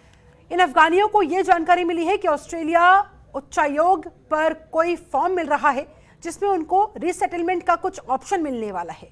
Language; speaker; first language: Hindi; native; Hindi